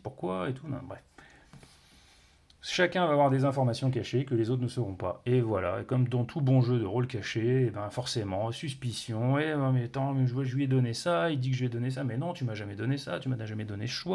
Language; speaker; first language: French; native; French